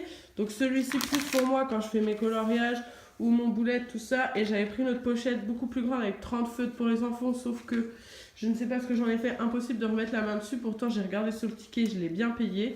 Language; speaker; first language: French; native; French